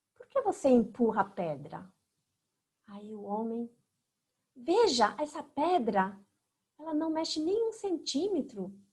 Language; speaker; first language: Portuguese; non-native, fluent; French